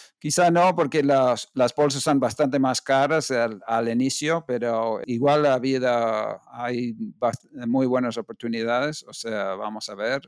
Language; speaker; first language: Spanish; non-native, fluent; English